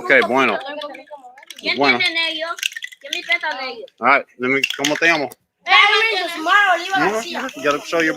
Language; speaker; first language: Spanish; non-native, learner; English